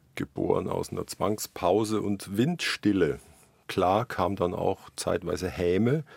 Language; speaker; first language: German; native; German